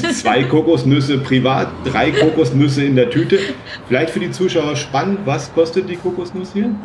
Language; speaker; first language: German; native; German